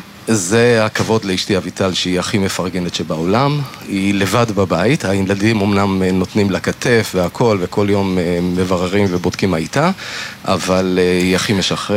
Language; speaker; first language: Hebrew; native; Hebrew